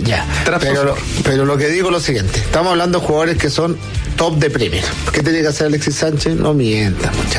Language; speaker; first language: Spanish; native; Spanish